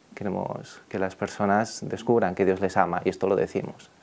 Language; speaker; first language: Spanish; native; Spanish